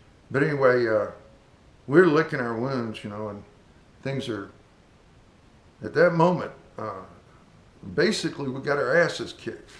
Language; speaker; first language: English; native; English